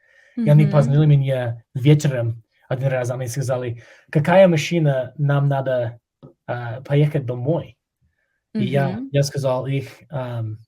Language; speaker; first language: Russian; non-native, learner; English